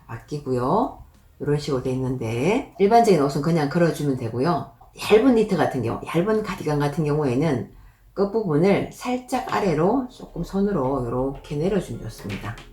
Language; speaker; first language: Korean; native; Korean